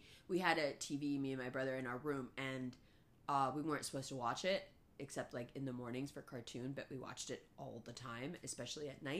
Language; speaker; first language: English; early bilingual, other home language; Urdu